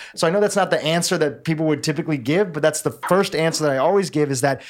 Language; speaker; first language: English; native; English